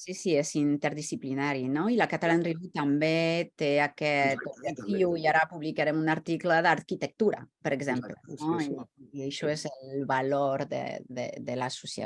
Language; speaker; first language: Catalan; non-native, fluent; French